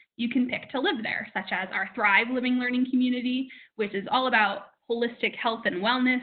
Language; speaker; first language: English; native; English